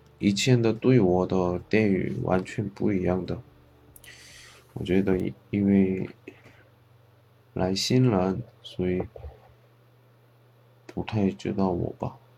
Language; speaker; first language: Chinese; non-native, fluent; Korean